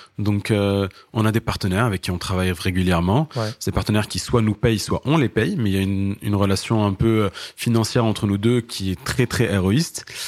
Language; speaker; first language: French; non-native, local second language; Arabic